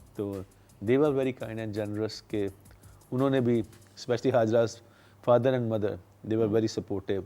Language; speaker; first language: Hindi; non-native, local second language; Punjabi